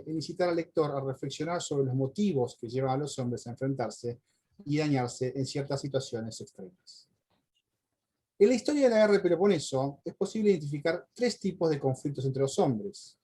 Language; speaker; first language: Spanish; native; Spanish